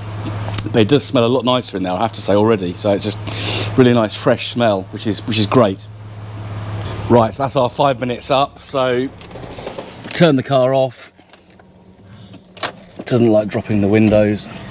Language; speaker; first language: English; native; English